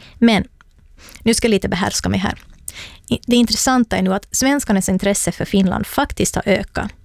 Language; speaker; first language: Swedish; native; Swedish